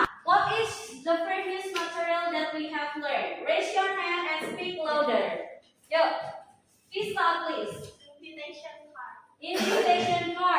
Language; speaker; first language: English; non-native, fluent; Indonesian